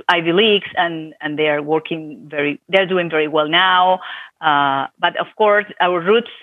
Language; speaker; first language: English; non-native, fluent; Spanish